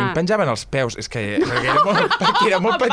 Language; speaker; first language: Catalan; native; Catalan